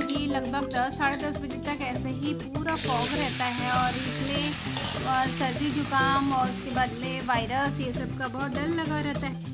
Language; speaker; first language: Hindi; non-native, local second language; Bangla